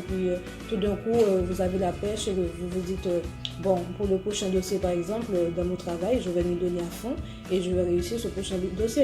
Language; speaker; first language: French; native; French